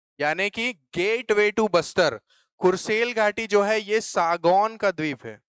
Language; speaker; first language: Hindi; native; Hindi